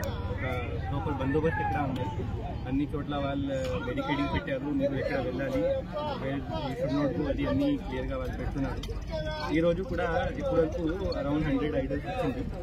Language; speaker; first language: Telugu; non-native, fluent; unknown